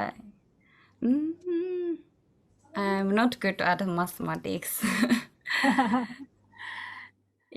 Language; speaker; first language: English; non-native, learner; Japanese